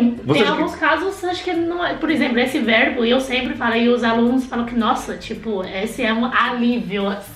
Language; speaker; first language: Portuguese; non-native, fluent; Chinese